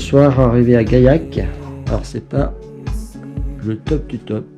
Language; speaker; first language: French; native; French